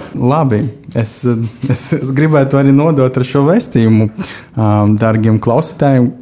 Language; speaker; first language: Latvian; non-native, local second language; Russian